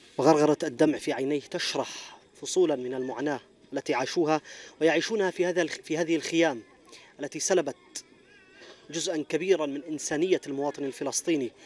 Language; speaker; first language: Arabic; native; Arabic